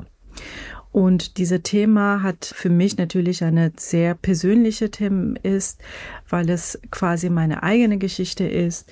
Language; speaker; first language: German; non-native, fluent; Persian